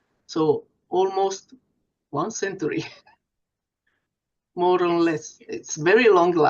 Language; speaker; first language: English; non-native, fluent; Italian